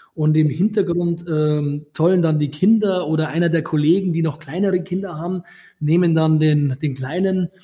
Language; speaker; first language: German; native; German